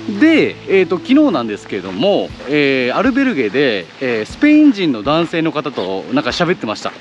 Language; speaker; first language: Japanese; native; Japanese